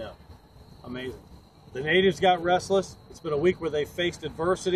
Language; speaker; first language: English; native; English